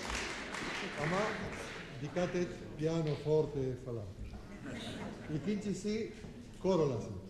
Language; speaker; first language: Turkish; non-native, learner; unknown